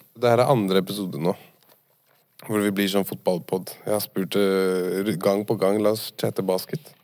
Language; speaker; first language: Norwegian; native; Norwegian